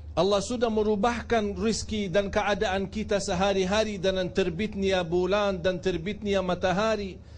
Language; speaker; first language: Indonesian; non-native, fluent; Arabic